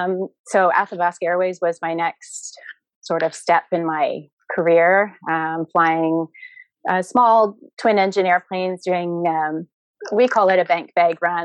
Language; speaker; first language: English; native; English